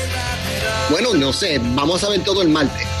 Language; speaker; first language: Spanish; early bilingual, heritage; Spanish